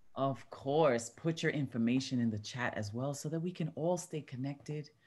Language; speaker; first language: English; early bilingual, other home language; Spanish